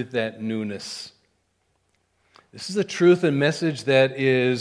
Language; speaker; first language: English; native; English